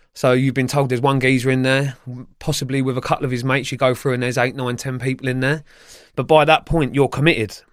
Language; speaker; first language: English; native; English